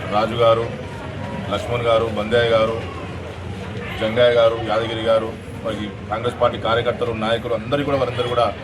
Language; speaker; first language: Telugu; native; Telugu